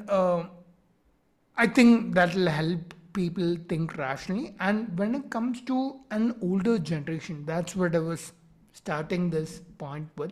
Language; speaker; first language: English; non-native, local second language; Malayalam